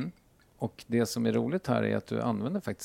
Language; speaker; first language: Swedish; native; Swedish